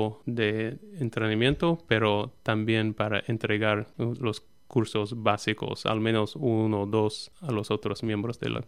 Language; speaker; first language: Spanish; non-native, fluent; English